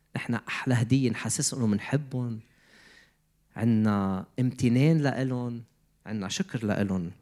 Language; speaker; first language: Arabic; native; Arabic